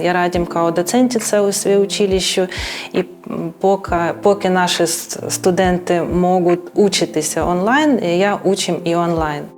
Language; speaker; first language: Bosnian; non-native, learner; Ukrainian